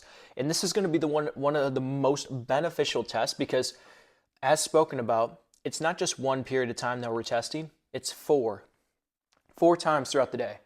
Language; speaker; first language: English; native; English